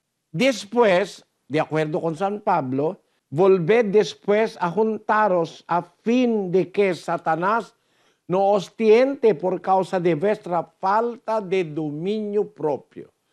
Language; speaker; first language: Spanish; non-native, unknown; Filipino